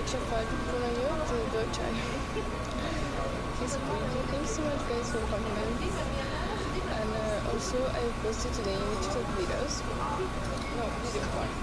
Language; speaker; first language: English; non-native, learner; Romanian